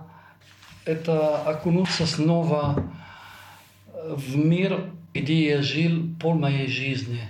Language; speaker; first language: Russian; non-native, fluent; Italian